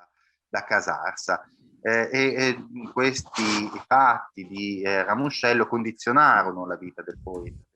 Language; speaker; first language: Italian; native; Italian